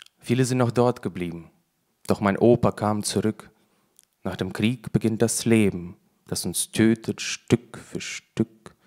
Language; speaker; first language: German; early bilingual, other home language; Russian